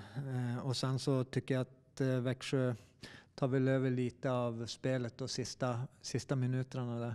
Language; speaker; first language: Swedish; native; Swedish